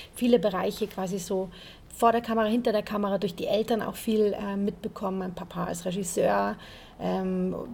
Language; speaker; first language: German; native; German